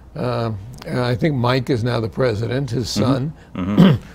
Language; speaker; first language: English; native; English